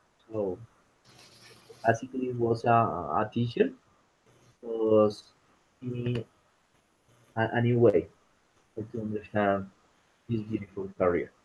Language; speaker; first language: English; non-native, learner; Spanish